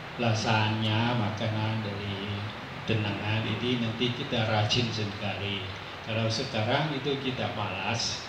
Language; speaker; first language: Indonesian; non-native, fluent; Thai